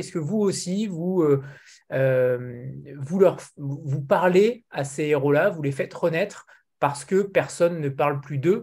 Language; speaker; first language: French; native; French